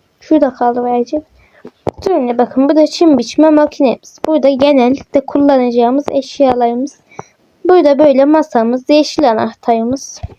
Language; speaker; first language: Turkish; native; Turkish